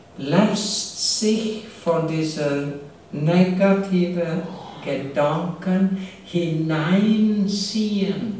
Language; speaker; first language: German; non-native, fluent; English